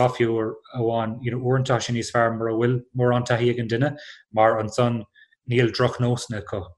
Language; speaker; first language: Irish; non-native, local second language; English